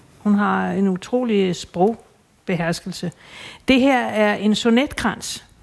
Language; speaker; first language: Danish; native; Danish